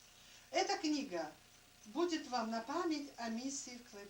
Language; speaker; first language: Russian; native; Russian